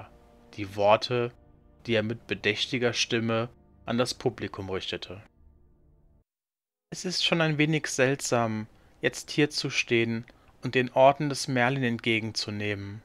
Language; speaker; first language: German; native; German